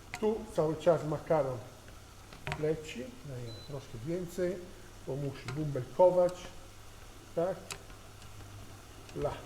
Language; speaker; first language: Polish; non-native, learner; Italian